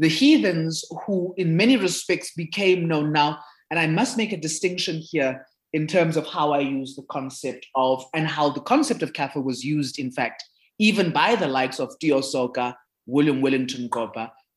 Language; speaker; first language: English; non-native, local second language; Zulu